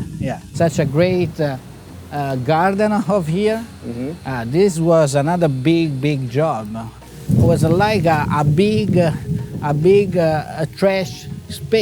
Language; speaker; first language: English; non-native, fluent; Italian